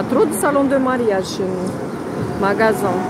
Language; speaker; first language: French; non-native, fluent; Russian